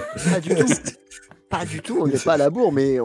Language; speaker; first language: French; native; French